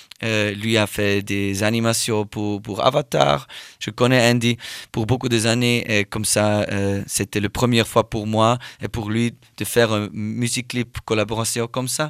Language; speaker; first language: French; non-native, learner; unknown